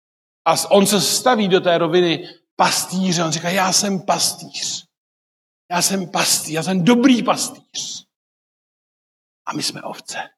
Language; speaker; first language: Czech; non-native, local second language; Polish